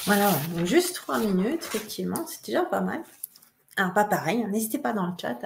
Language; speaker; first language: French; native; French